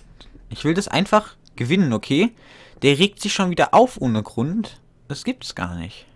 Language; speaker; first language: German; native; German